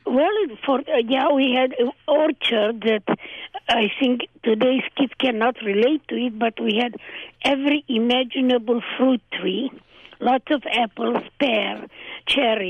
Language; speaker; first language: English; non-native, fluent; Hungarian